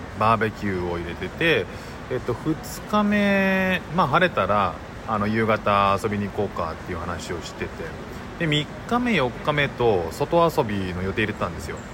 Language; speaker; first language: Japanese; native; Japanese